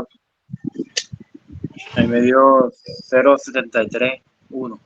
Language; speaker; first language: Spanish; native; Spanish